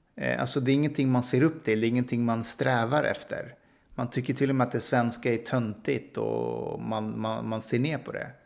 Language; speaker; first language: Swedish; early bilingual, other home language; Persian